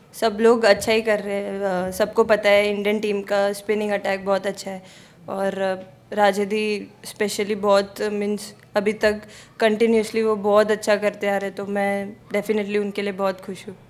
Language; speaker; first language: Hindi; native; Hindi